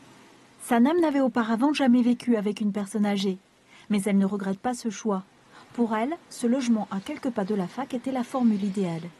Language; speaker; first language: French; native; French